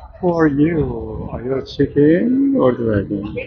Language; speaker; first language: English; non-native, learner; Korean